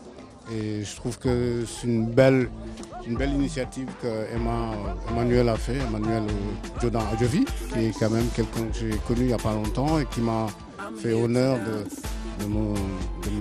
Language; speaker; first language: French; non-native, local second language; Wolof